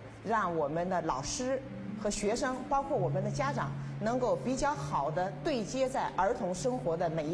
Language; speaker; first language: Chinese; native; Chinese